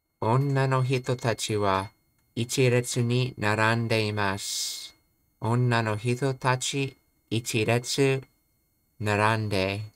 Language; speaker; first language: Japanese; non-native, learner; English